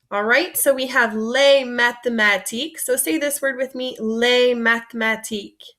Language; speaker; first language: French; non-native, fluent; English